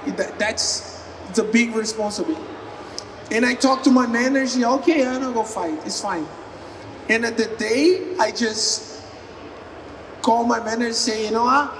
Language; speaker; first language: English; non-native, learner; Portuguese